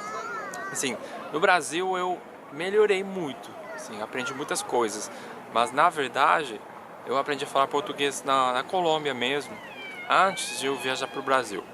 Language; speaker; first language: Portuguese; non-native, fluent; Spanish